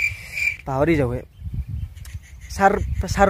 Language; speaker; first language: Hindi; non-native, local second language; Assamese